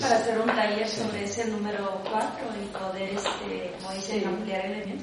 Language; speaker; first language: Spanish; native; Spanish